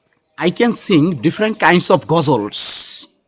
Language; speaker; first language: English; non-native, learner; Bangla